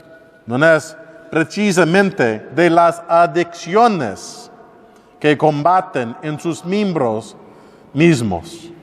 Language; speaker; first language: Spanish; non-native, learner; English